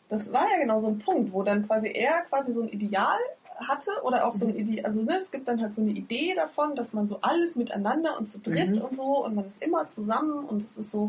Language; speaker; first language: German; native; German